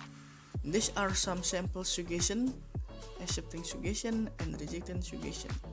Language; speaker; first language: English; non-native, learner; Indonesian